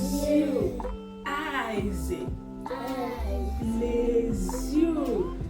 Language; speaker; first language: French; non-native, learner; Igbo